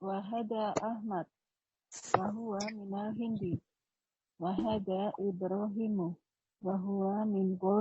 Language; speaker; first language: Arabic; non-native, learner; Indonesian